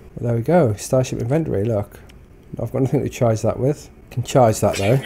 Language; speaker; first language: English; native; English